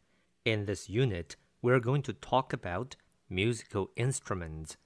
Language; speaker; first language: English; non-native, fluent; Chinese